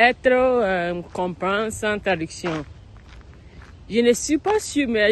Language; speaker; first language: French; non-native, learner; English